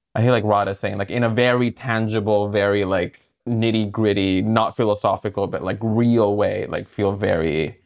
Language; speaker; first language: English; non-native, fluent; Spanish